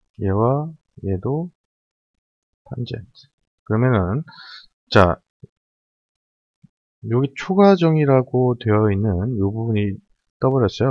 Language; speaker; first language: Korean; native; Korean